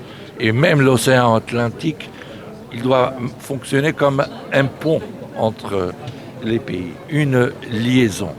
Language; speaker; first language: French; non-native, fluent; Portuguese